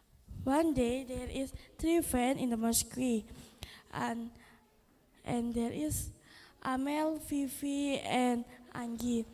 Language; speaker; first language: English; non-native, learner; Indonesian